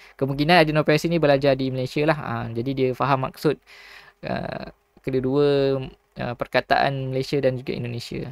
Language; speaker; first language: Malay; native; Malay